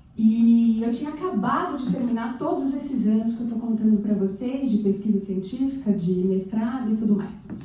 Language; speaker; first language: Portuguese; native; Portuguese